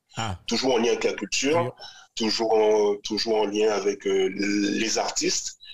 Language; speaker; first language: French; native; French